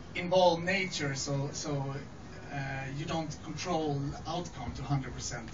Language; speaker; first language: English; non-native, fluent; Swedish